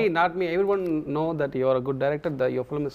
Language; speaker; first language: Telugu; non-native, local second language; Tamil